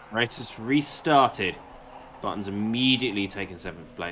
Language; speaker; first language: English; native; English